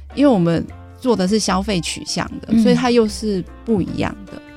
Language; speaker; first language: Chinese; native; Chinese